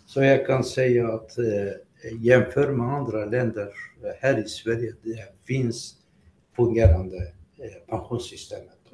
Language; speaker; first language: Swedish; non-native, fluent; Greek